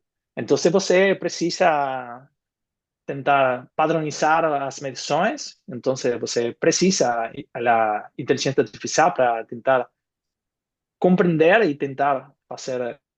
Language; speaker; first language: Portuguese; non-native, fluent; Spanish